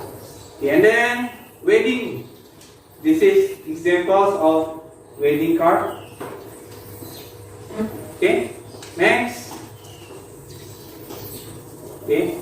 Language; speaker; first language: English; non-native, learner; Indonesian